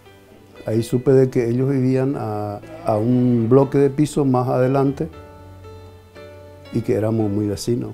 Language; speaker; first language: Spanish; native; Spanish